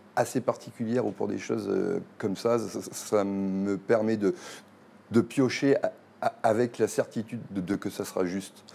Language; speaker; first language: French; native; French